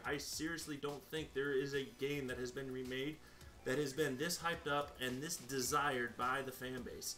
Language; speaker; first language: English; native; English